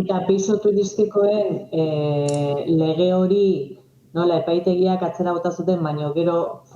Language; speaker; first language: Basque; non-native, local second language; Spanish